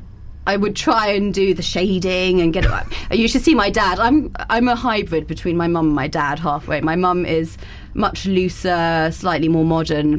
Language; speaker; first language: English; native; English